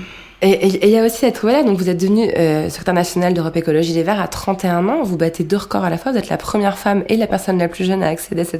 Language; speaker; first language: French; native; French